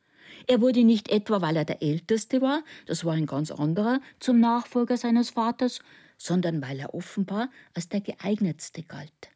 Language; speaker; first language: German; native; German